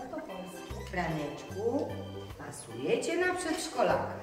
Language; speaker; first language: Polish; native; Polish